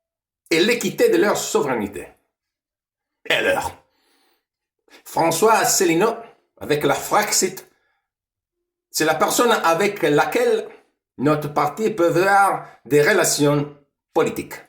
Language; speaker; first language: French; non-native, fluent; Italian